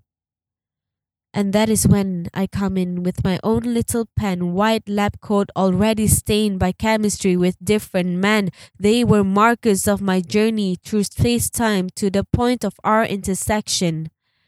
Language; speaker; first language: English; non-native, local second language; Malay